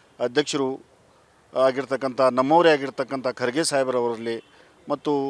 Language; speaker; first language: Kannada; non-native, local second language; Lambadi